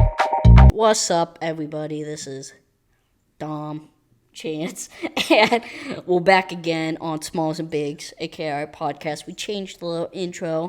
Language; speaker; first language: English; native; English